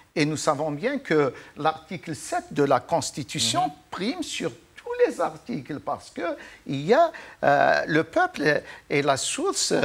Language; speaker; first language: French; non-native, local second language; Arabic